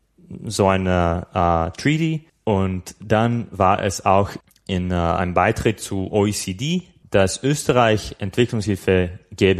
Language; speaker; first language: German; non-native, fluent; Slovak